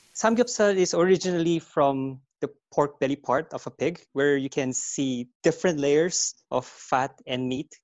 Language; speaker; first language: English; non-native, fluent; Korean